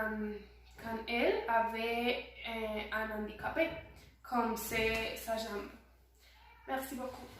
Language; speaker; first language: French; non-native, learner; Spanish